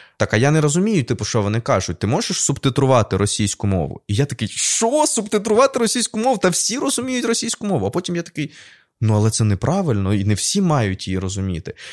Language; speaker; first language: Ukrainian; non-native, local second language; Russian